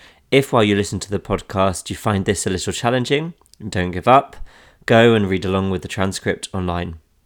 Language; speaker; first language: English; native; English